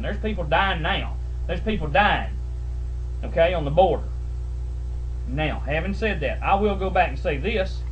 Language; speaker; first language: English; native; English